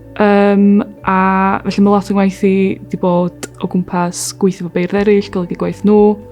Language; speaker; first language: Welsh; native; Welsh